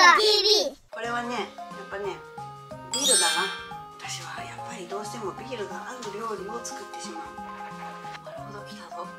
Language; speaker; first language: Japanese; native; Japanese